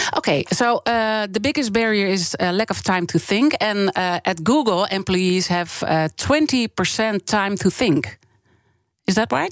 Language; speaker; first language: English; non-native, fluent; Dutch